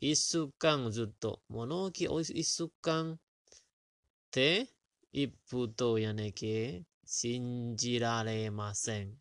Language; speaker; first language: Japanese; non-native, learner; Indonesian